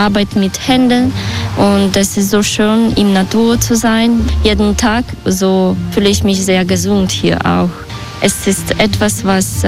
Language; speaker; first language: German; non-native, fluent; Russian